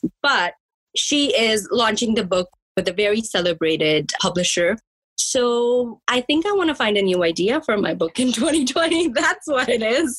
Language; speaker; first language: English; early bilingual, other home language; Punjabi